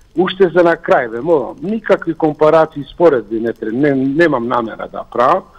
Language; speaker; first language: Macedonian; non-native, local second language; Albanian